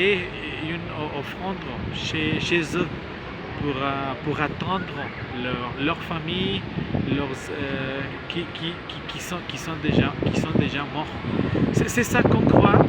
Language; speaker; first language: French; non-native, learner; Spanish